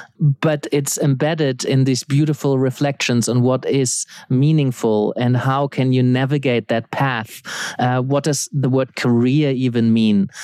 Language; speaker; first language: English; non-native, fluent; German